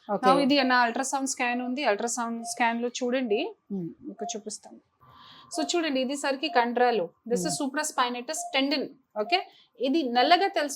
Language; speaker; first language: Telugu; non-native, local second language; Hindi